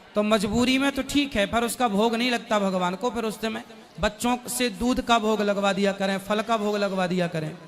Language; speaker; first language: Hindi; native; Hindi